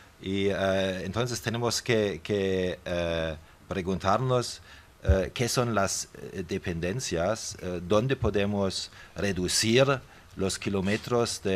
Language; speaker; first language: Spanish; non-native, fluent; German